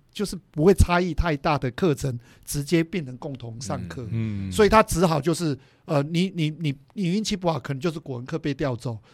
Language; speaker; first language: Chinese; native; Chinese